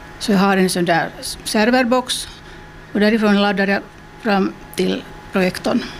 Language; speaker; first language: Swedish; non-native, local second language; Finnish